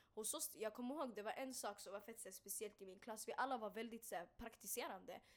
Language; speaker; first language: Swedish; early bilingual, other home language; Tigrinya